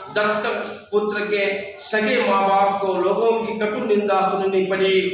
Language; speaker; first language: Hindi; non-native, local second language; Kannada